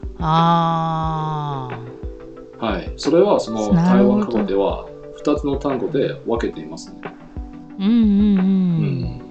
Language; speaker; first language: Japanese; non-native, fluent; Chinese